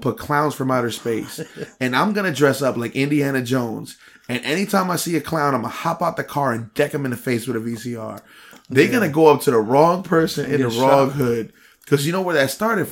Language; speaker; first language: English; early bilingual, other home language; Spanish